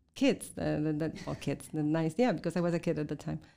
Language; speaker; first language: English; non-native, fluent; Spanish